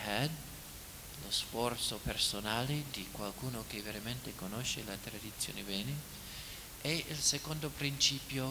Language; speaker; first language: Italian; non-native, fluent; English